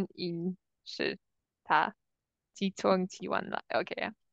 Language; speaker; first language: Chinese; non-native, learner; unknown